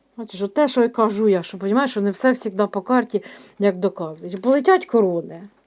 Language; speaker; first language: Ukrainian; native; Ukrainian